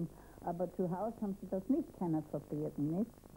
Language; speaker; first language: German; native; German